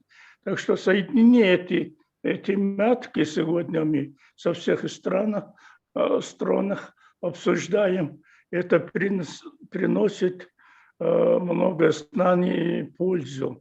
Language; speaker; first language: Russian; non-native, fluent; Mongolian